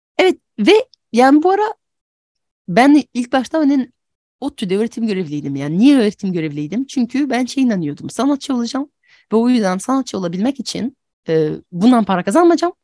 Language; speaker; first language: Turkish; non-native, fluent; French